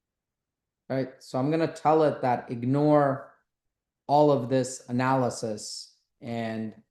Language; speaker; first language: English; native; English